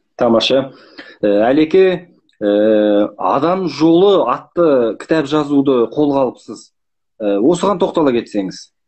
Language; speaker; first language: Kazakh; native; Kazakh